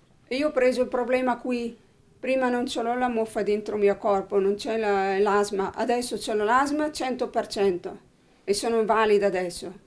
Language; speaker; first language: Italian; non-native, learner; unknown